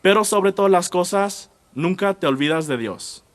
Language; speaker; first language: Spanish; early bilingual, heritage; Spanish